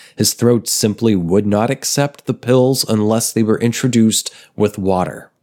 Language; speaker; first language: English; native; English